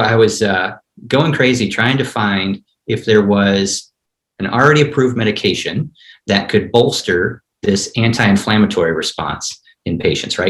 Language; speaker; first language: English; native; English